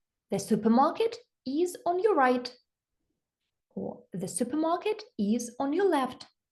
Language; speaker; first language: English; non-native, fluent; Ukrainian